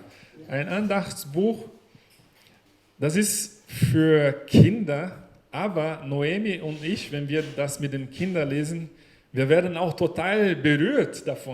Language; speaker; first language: German; non-native, learner; Portuguese